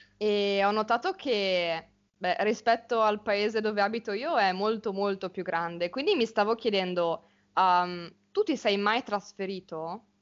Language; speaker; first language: Italian; native; Italian